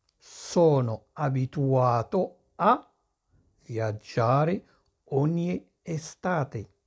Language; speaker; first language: Italian; non-native, fluent; Arabic